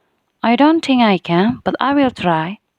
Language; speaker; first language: English; non-native, fluent; Indonesian